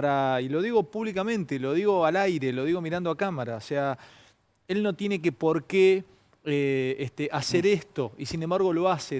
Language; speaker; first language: Spanish; native; Spanish